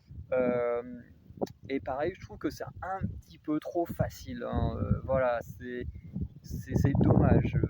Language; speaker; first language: French; native; French